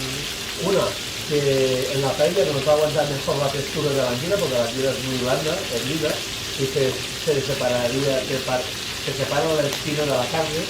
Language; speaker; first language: Spanish; native; Spanish